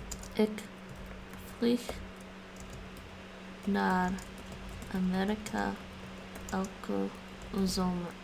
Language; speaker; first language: Dutch; non-native, learner; English